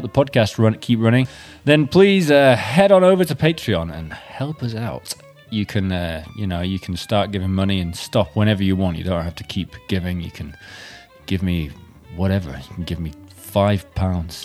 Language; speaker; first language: English; native; English